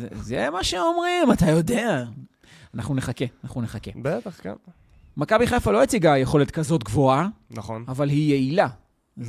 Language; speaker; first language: Hebrew; native; Hebrew